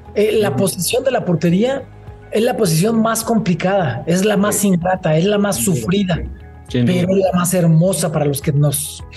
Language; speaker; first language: Spanish; native; Spanish